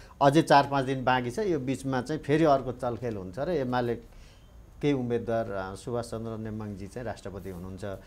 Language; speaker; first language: Nepali; native; Nepali